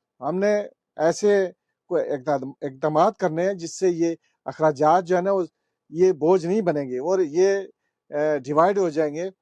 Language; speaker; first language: Urdu; non-native, local second language; Pahari-Potwari